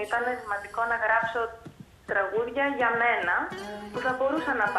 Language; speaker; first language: Greek; early bilingual, heritage; Greek